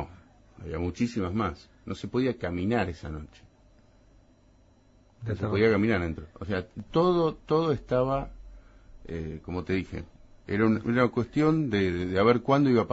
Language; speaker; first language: Spanish; native; Spanish